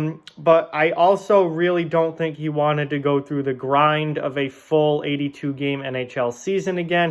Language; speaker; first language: English; native; English